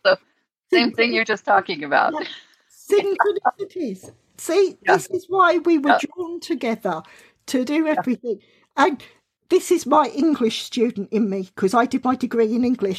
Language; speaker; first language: English; native; English